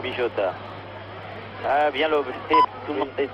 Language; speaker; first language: French; native; French